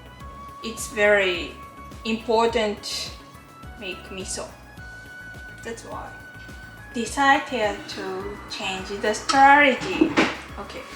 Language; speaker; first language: English; non-native, learner; Japanese